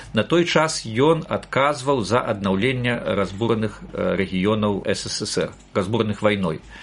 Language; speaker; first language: Belarusian; native; Belarusian